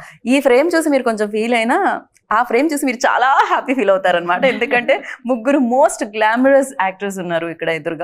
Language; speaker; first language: Telugu; native; Telugu